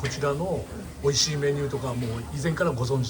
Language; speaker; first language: Japanese; native; Japanese